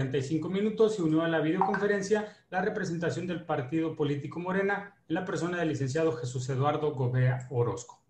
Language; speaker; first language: Spanish; native; Spanish